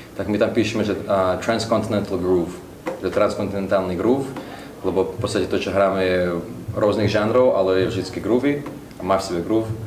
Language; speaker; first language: Slovak; non-native, fluent; Russian